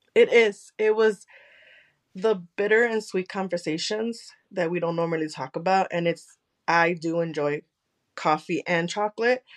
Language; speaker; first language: English; early bilingual, other home language; Spanish